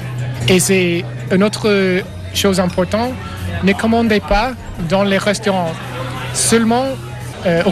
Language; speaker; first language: French; non-native, learner; English